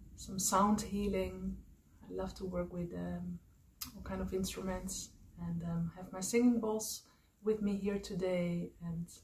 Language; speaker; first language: English; non-native, fluent; Dutch